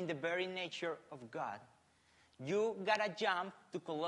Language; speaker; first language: English; non-native, fluent; Spanish